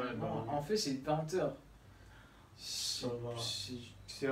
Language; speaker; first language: French; non-native, learner; Spanish